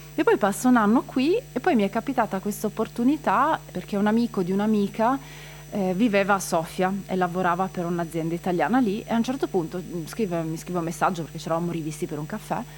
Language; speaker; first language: Italian; native; Italian